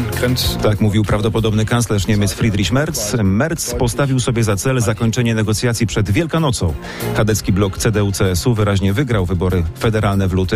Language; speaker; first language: Polish; native; Polish